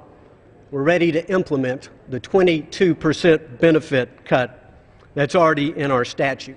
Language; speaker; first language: English; native; English